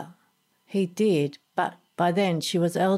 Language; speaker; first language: English; non-native, fluent; Italian